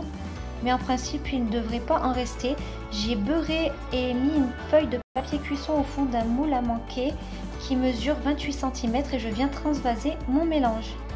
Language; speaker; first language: French; native; French